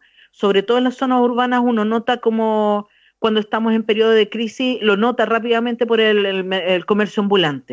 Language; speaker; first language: Spanish; native; Spanish